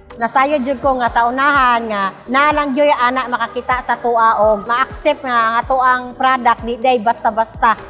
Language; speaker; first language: Cebuano; non-native, local second language; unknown